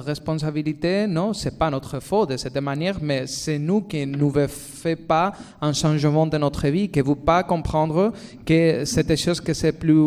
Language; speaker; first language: French; non-native, fluent; Spanish